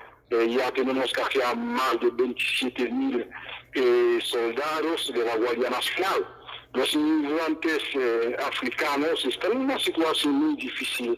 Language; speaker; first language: Spanish; non-native, fluent; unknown